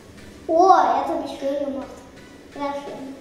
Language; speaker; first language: German; early bilingual, other home language; Russian